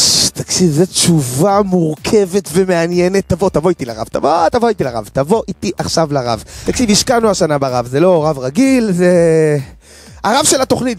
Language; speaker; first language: Hebrew; native; Hebrew